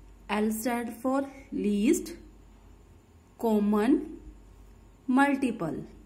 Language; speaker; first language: English; non-native, local second language; Hindi